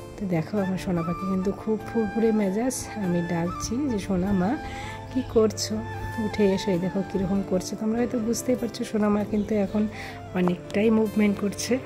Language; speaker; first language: Bangla; non-native, local second language; Rangpuri